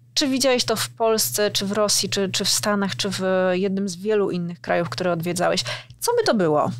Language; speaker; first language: Polish; native; Polish